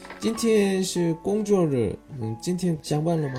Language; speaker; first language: Chinese; non-native, learner; Korean